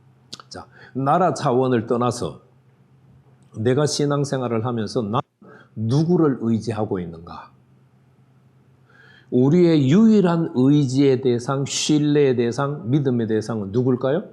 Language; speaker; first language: Korean; native; Korean